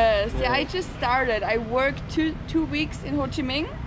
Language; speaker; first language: English; non-native, fluent; German